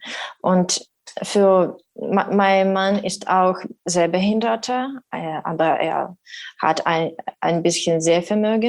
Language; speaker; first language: German; non-native, learner; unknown